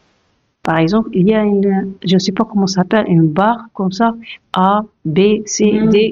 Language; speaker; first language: French; non-native, learner; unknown